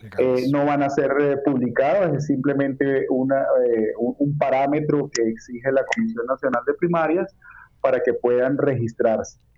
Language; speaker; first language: Spanish; native; Spanish